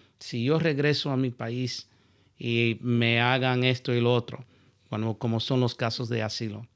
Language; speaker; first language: Spanish; early bilingual, heritage; Spanish